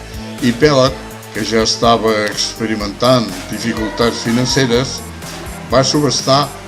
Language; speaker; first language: Catalan; native; Catalan